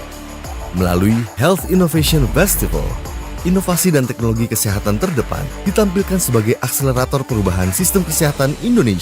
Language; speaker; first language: Indonesian; native; Indonesian